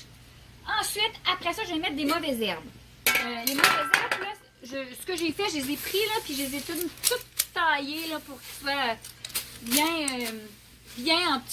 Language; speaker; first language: French; native; French